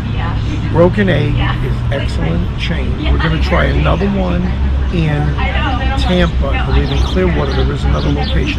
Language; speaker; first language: English; native; English